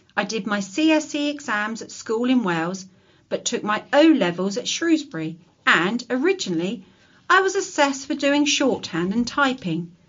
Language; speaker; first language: English; native; English